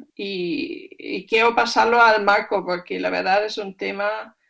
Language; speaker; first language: Spanish; non-native, fluent; German